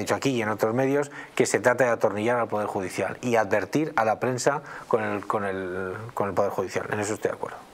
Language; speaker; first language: Spanish; native; Spanish